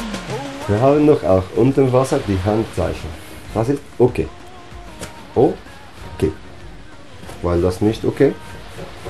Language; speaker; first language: German; non-native, learner; Arabic